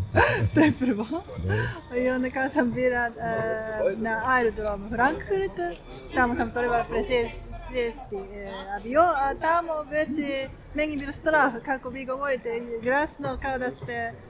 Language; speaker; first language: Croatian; non-native, learner; Japanese